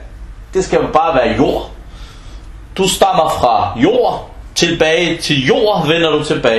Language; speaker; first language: Danish; non-native, fluent; Arabic